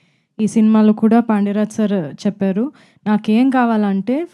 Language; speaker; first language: Telugu; non-native, fluent; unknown